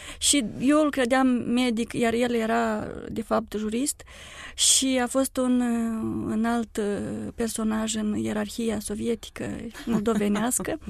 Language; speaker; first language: Romanian; native; Romanian